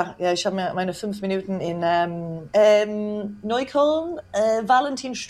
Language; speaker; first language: German; non-native, learner; English